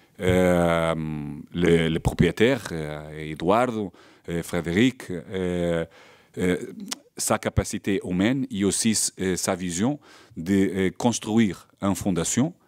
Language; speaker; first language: French; non-native, learner; Portuguese